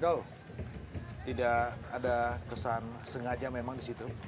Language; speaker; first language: Indonesian; native; Indonesian